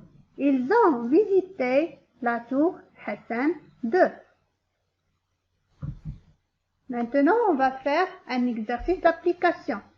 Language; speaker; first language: French; non-native, local second language; Arabic